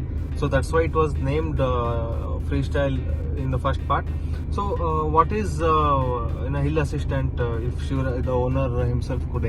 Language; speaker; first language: English; non-native, local second language; Kannada